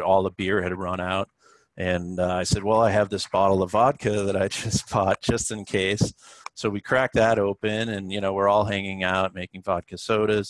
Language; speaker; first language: English; native; English